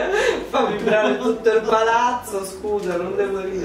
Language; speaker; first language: Italian; native; Italian